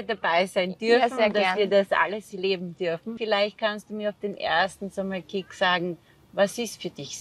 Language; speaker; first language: German; native; German